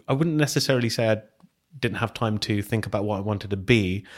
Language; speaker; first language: English; native; English